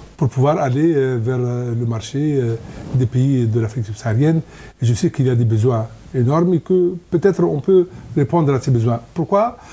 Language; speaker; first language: French; non-native, local second language; Arabic